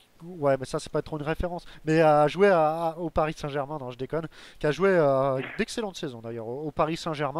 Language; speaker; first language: French; native; French